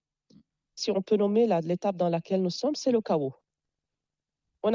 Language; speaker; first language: French; non-native, local second language; Arabic